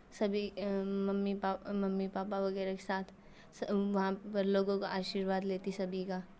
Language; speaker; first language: Hindi; native; Hindi